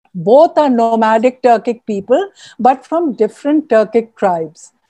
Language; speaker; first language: English; non-native, local second language; Urdu